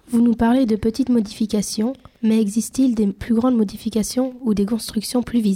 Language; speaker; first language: French; native; French